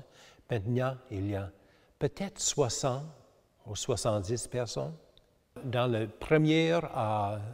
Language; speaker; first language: French; early bilingual, heritage; English